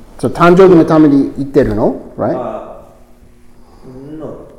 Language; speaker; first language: Japanese; non-native, learner; English